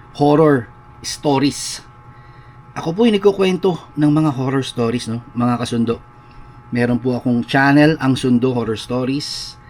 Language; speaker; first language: Filipino; non-native, local second language; Pampanga